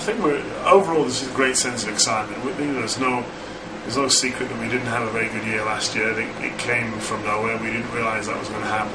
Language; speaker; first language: English; native; English